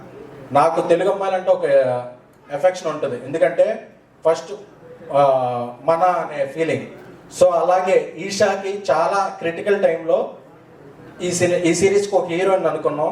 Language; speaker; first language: Telugu; native; Telugu